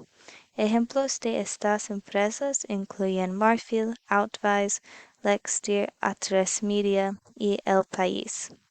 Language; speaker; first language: Spanish; non-native, learner; English